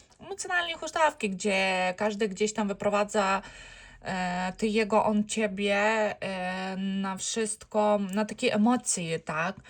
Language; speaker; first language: Polish; non-native, learner; Ukrainian